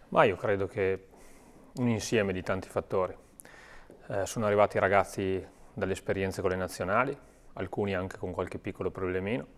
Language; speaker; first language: Italian; native; Italian